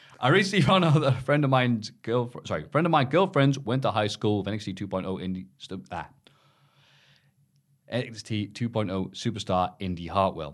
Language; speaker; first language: English; native; English